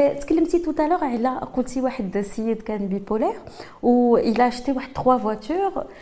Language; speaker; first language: Arabic; native; Arabic